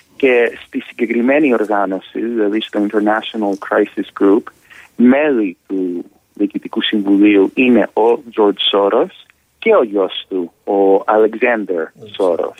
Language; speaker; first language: Greek; early bilingual, heritage; Greek